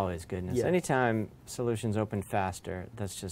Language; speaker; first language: English; native; English